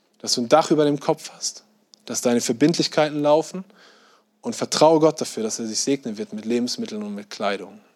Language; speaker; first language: German; native; German